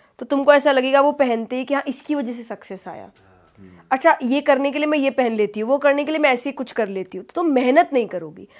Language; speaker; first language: Hindi; native; Hindi